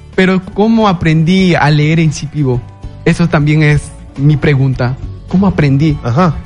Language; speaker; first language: Spanish; non-native, local second language; Shipibo-Conibo